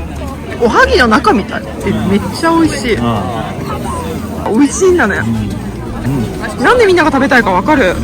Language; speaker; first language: Japanese; native; Japanese